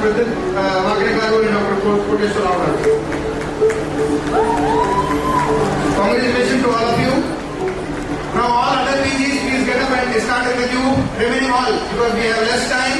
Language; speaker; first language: English; non-native, local second language; Telugu